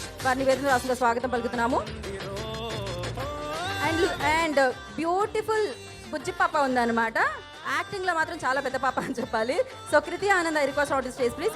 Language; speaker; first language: Telugu; native; Telugu